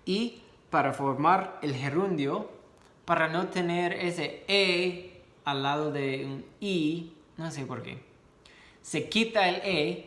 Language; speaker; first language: Spanish; non-native, fluent; English